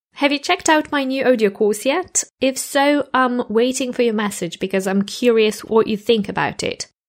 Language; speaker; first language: English; non-native, fluent; Polish